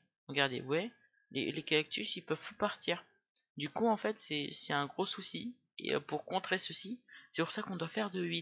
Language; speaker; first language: French; native; French